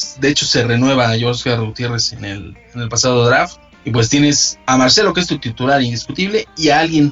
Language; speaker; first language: Spanish; native; Spanish